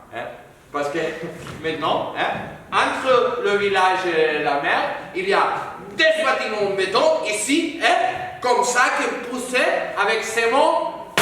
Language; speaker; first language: French; non-native, learner; Spanish